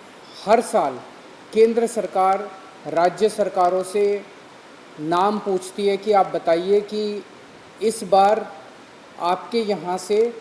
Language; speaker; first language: Hindi; native; Hindi